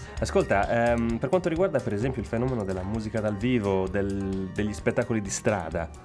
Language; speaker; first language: Italian; native; Italian